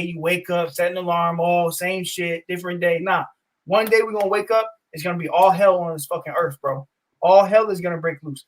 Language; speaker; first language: English; native; English